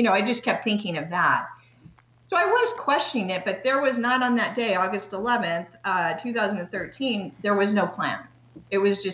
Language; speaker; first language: English; native; English